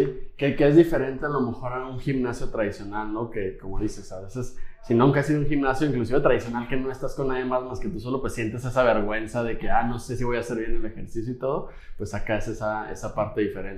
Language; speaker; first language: Spanish; native; Spanish